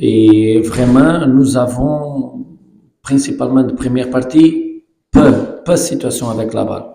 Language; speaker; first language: French; non-native, learner; Portuguese